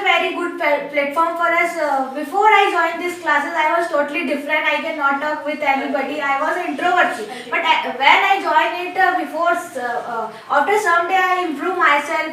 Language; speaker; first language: English; non-native, learner; Hindi